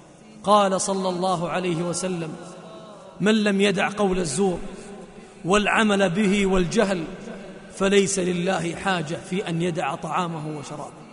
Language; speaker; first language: Arabic; native; Arabic